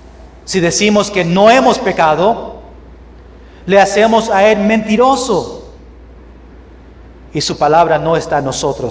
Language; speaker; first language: Spanish; non-native, fluent; English